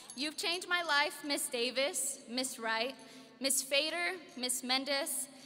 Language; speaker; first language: English; early bilingual, other home language; Spanish